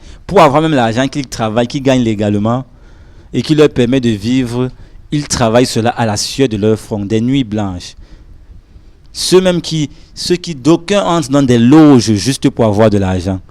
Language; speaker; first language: French; non-native, local second language; Lingala